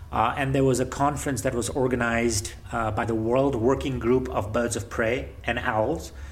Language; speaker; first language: English; non-native, local second language; Gujarati